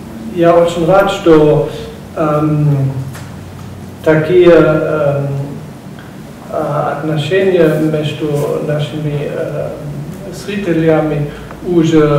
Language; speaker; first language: Russian; non-native, learner; German